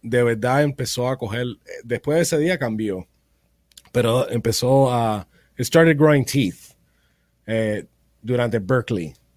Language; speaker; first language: Spanish; early bilingual, heritage; Spanish